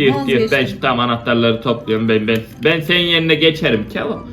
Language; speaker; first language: Turkish; native; Turkish